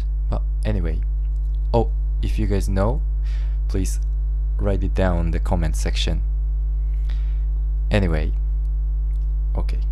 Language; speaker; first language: English; non-native, fluent; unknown